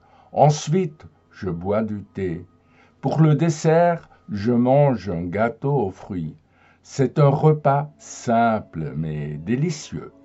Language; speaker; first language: French; non-native, fluent; German